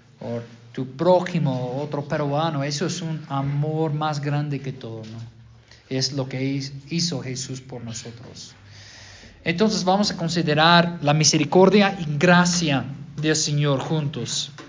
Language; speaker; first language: Spanish; non-native, fluent; English